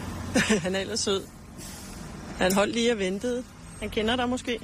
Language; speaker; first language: Danish; native; Danish